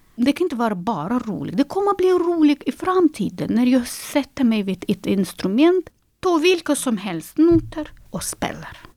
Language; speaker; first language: Swedish; non-native, fluent; Russian